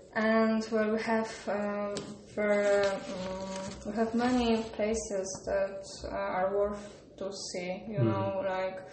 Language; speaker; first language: English; non-native, learner; Polish